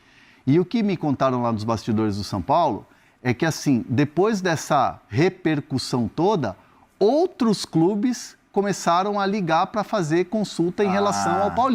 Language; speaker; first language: Portuguese; native; Portuguese